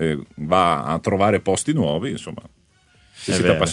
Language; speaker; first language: Italian; native; Italian